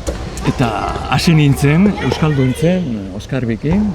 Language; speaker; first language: Basque; non-native, local second language; Spanish